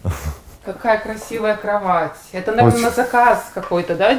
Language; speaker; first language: Russian; native; Russian